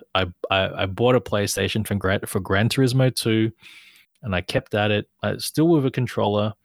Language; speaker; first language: English; native; English